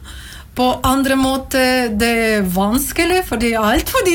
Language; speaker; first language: Norwegian; non-native, learner; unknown